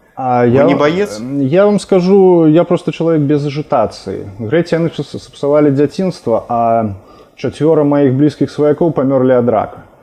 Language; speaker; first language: Belarusian; non-native, local second language; Russian